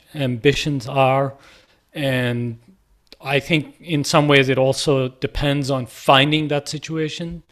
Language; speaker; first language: English; non-native, local second language; Punjabi